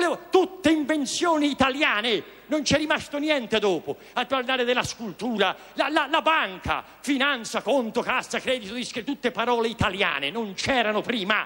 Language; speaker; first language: Italian; native; Italian